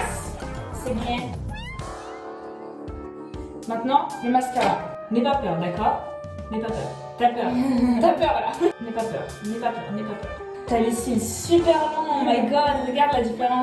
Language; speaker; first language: French; native; French